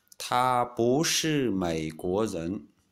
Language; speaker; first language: Chinese; non-native, learner; Vietnamese